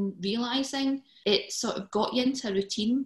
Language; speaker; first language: English; native; English